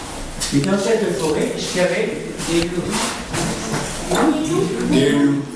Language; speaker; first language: French; native; French